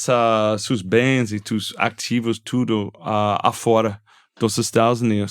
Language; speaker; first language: Portuguese; non-native, fluent; English